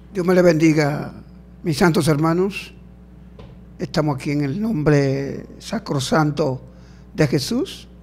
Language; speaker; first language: Spanish; native; Spanish